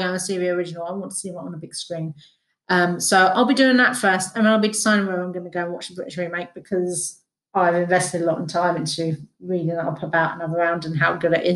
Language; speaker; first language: English; native; English